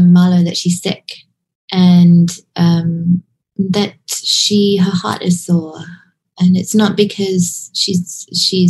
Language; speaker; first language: English; native; English